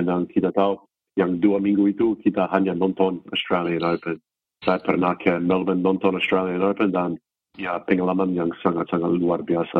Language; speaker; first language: Indonesian; non-native, fluent; English